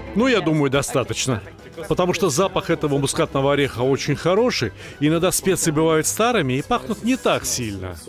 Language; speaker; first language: Russian; native; Russian